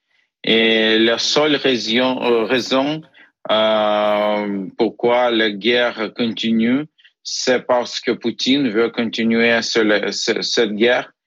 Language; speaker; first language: French; non-native, learner; Ukrainian